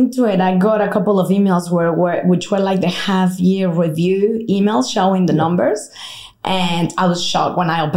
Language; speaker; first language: English; non-native, fluent; Spanish